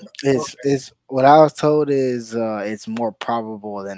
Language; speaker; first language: English; native; English